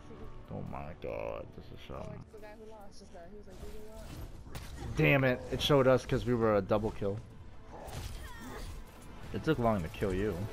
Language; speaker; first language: English; native; English